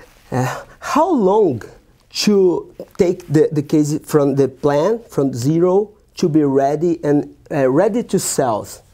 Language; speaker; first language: English; non-native, learner; Portuguese